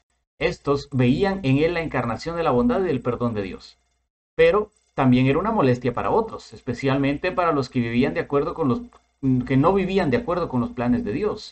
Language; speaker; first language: Spanish; native; Spanish